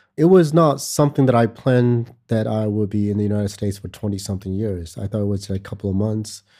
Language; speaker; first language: English; non-native, fluent; Burmese